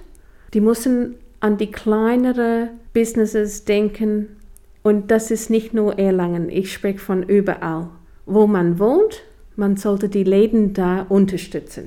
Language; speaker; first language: German; non-native, fluent; English